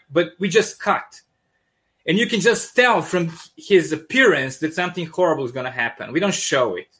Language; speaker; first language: English; non-native, fluent; Serbian